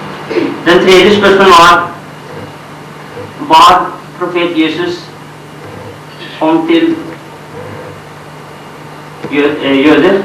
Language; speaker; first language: Norwegian; non-native, fluent; Urdu